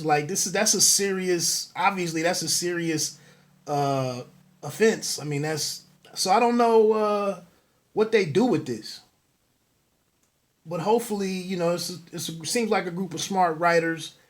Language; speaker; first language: English; native; English